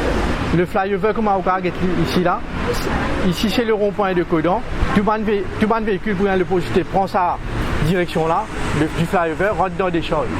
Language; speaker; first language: French; non-native, local second language; Morisyen